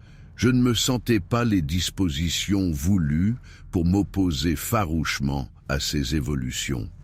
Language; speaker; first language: French; native; French